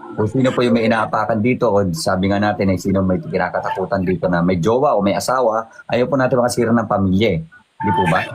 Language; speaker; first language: Filipino; native; Filipino